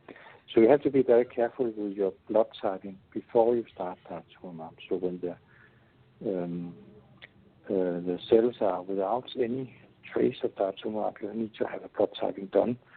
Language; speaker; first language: English; non-native, fluent; Danish